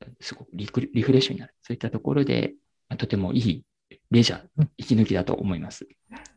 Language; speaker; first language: Japanese; native; Japanese